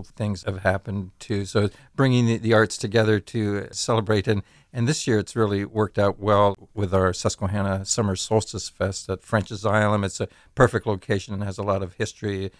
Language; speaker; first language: English; native; English